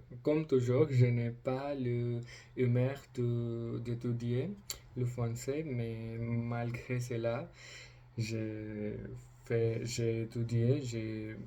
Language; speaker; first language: French; non-native, learner; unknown